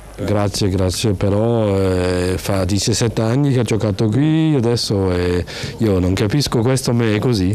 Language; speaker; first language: Italian; non-native, learner; Danish